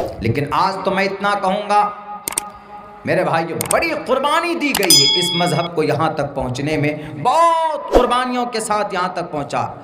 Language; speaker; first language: Urdu; native; Urdu